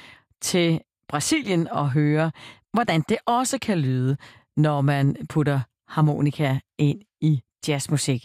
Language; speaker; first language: Danish; native; Danish